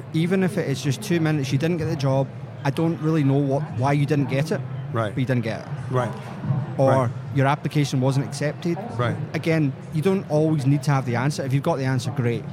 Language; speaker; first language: English; native; English